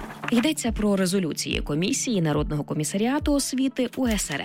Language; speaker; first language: Ukrainian; native; Ukrainian